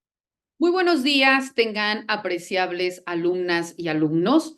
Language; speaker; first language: Spanish; native; Spanish